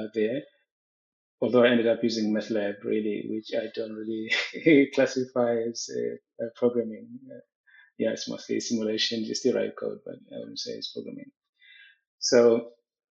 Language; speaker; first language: English; non-native, local second language; Swati